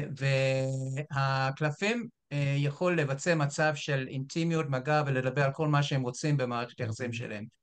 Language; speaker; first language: Hebrew; non-native, fluent; English